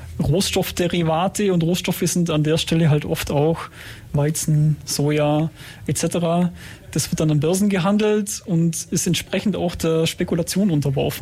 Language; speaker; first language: German; native; German